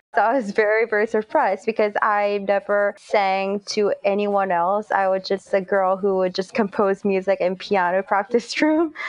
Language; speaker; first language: English; non-native, fluent; Korean